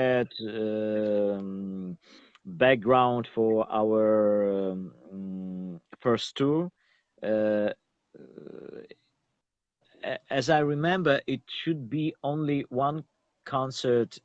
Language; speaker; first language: English; non-native, learner; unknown